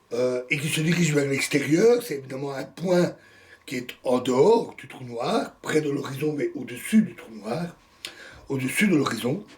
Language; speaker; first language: French; native; French